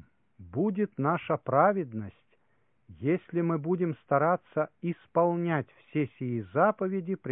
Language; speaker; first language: Russian; native; Russian